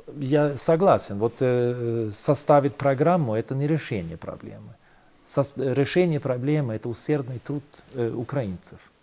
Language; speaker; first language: Russian; non-native, fluent; Swedish